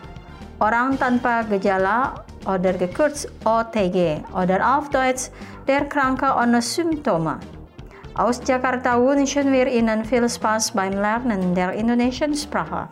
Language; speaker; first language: German; non-native, fluent; Indonesian